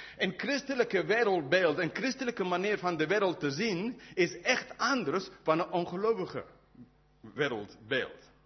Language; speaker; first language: Dutch; non-native, fluent; English